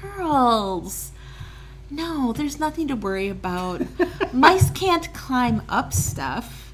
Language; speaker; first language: English; native; English